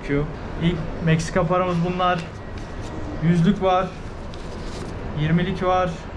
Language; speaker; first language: Turkish; native; Turkish